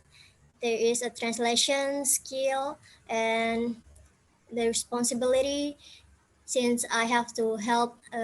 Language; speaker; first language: English; non-native, fluent; Indonesian